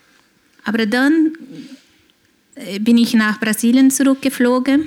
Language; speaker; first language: German; non-native, fluent; Portuguese